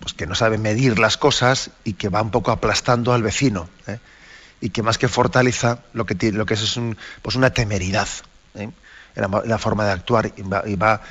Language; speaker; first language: Spanish; native; Spanish